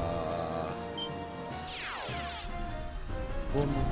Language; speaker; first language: Japanese; non-native, learner; English